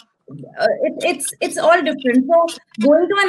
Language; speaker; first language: English; non-native, local second language; Hindi